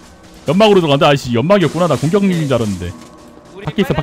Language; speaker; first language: Korean; native; Korean